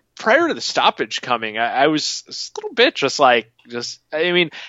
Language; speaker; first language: English; native; English